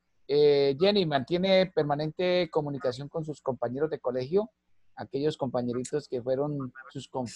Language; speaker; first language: Spanish; native; Spanish